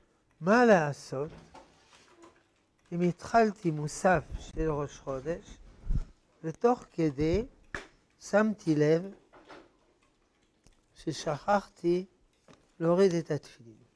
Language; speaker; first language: Hebrew; non-native, fluent; French